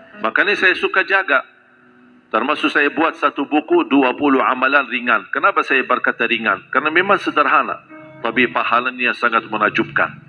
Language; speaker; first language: Malay; non-native, fluent; Arabic